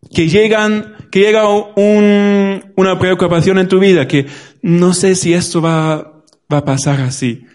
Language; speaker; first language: Spanish; non-native, fluent; German